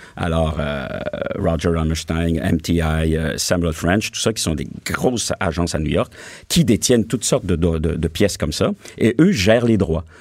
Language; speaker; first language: French; native; French